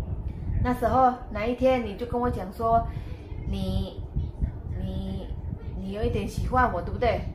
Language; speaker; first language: Chinese; non-native, fluent; Indonesian